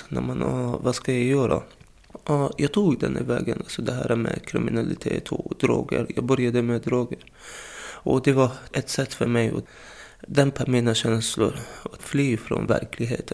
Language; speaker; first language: Swedish; non-native, fluent; Arabic